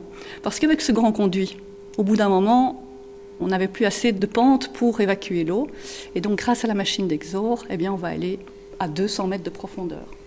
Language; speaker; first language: French; native; French